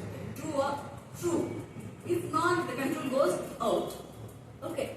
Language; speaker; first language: English; non-native, local second language; Tamil